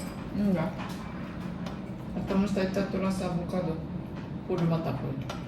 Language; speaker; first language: Russian; non-native, learner; Japanese